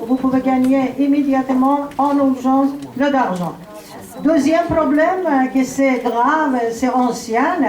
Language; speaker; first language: French; non-native, learner; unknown